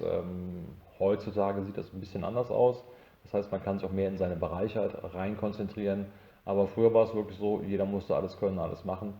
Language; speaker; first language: German; native; German